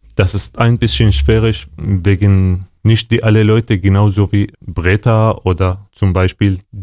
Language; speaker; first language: German; non-native, learner; Arabic